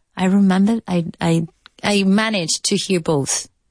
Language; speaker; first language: English; non-native, fluent; Spanish